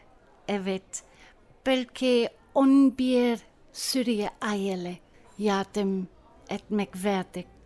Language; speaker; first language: Turkish; non-native, learner; English